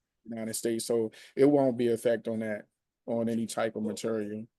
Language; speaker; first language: English; native; English